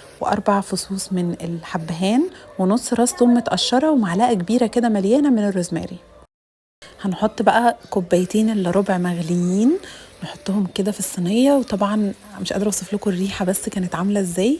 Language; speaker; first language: Arabic; native; Arabic